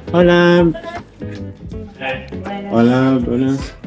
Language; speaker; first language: Spanish; non-native, learner; English